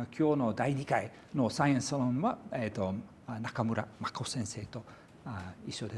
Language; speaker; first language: Japanese; non-native, fluent; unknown